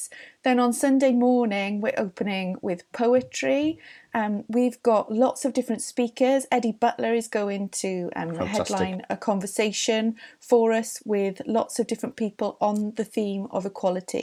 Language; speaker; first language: English; native; English